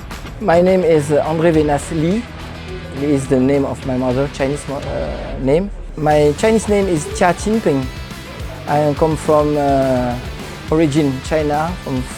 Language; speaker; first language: English; non-native, learner; French